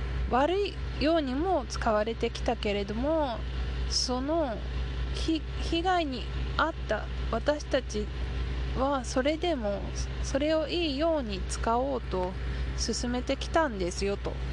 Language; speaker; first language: Japanese; native; Japanese